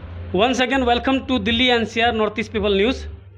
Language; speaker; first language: Hindi; native; Hindi